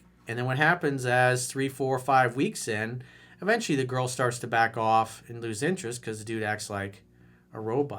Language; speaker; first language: English; native; English